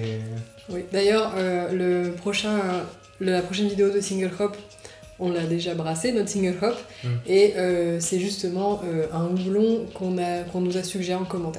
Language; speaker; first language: French; native; French